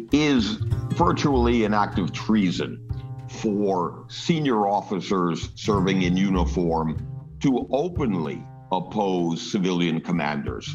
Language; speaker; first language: English; native; English